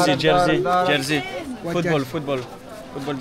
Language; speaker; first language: English; non-native, learner; French